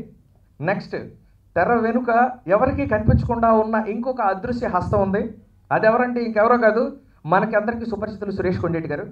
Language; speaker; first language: Telugu; native; Telugu